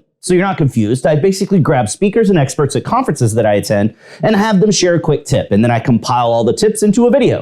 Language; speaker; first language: English; native; English